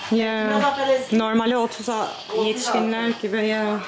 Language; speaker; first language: Turkish; native; Turkish